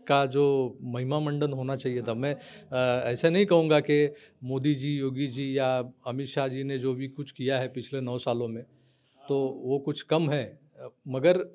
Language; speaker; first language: Hindi; non-native, local second language; Marathi